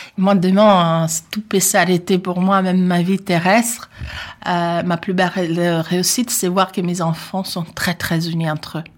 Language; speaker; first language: French; non-native, fluent; Italian